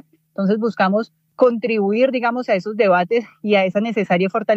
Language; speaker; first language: Spanish; native; Spanish